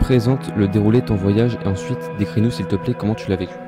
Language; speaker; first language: French; native; French